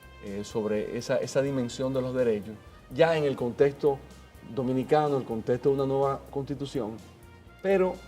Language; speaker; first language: Spanish; native; Spanish